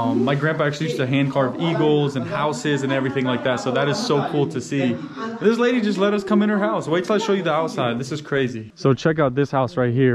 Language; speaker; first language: English; native; English